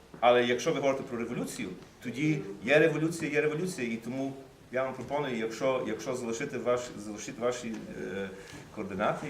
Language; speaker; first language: Ukrainian; early bilingual, heritage; Ukrainian